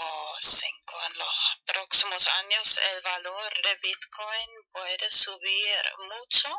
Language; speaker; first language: Spanish; non-native, fluent; German